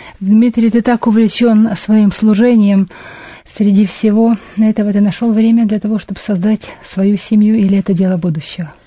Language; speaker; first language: Russian; native; Russian